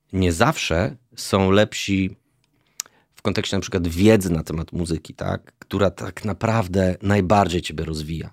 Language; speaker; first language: Polish; native; Polish